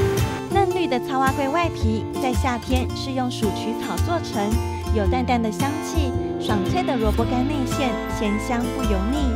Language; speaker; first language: Chinese; native; Chinese